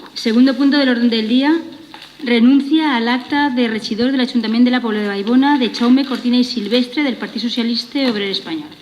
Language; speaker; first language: Spanish; non-native, local second language; Catalan